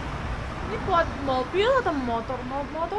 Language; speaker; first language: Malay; non-native, fluent; Chinese